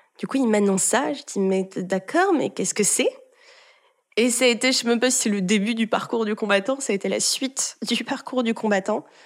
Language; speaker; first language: French; early bilingual, heritage; French